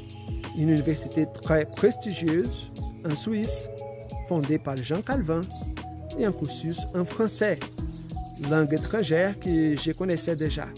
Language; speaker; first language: French; non-native, fluent; Portuguese